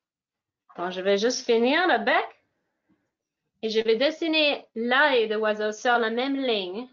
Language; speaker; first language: French; non-native, fluent; English